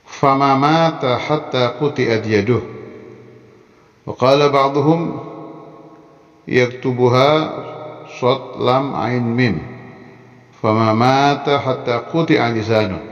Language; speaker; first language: Arabic; non-native, fluent; Indonesian